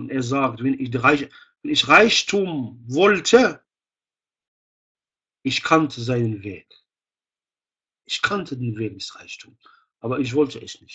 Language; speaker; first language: German; non-native, fluent; Arabic